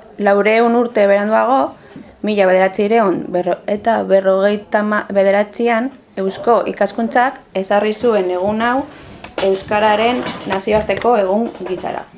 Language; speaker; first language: Basque; non-native, local second language; Spanish